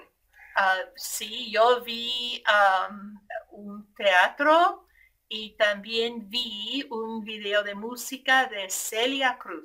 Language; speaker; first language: Spanish; non-native, fluent; English